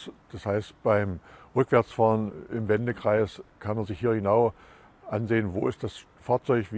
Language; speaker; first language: German; native; German